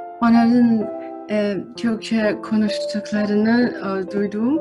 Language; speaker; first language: Turkish; non-native, fluent; Chinese